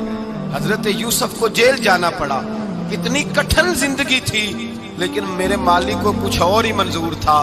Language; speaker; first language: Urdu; non-native, local second language; Punjabi